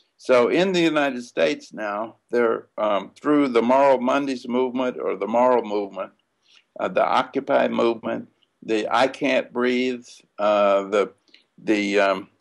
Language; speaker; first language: English; native; English